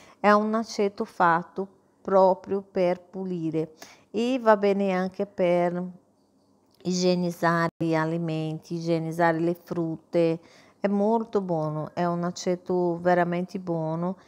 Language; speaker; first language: Italian; non-native, fluent; Portuguese